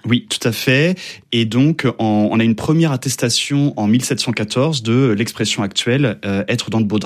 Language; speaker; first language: French; native; French